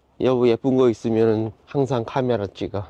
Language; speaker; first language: Korean; native; Korean